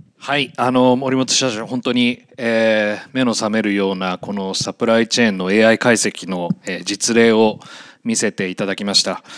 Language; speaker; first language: Japanese; native; Japanese